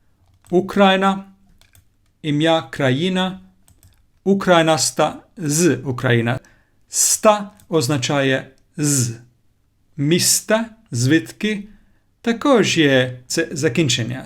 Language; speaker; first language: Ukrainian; non-native, learner; Finnish